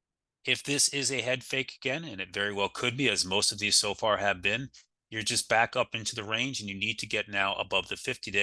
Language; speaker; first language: English; native; English